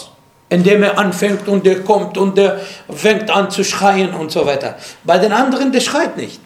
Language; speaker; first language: German; non-native, fluent; Arabic